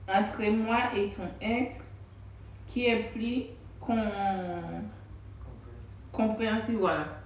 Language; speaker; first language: French; non-native, learner; Haitian Creole